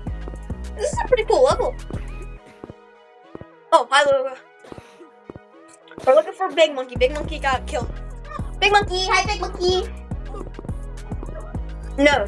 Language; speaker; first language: English; native; English